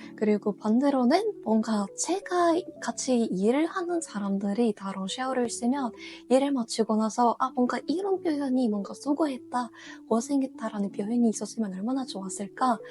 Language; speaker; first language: Korean; non-native, fluent; Russian